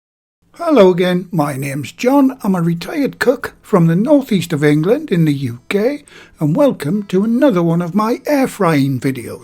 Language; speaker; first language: English; native; English